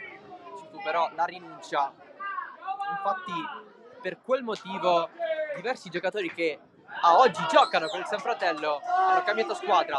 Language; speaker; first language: Italian; native; Italian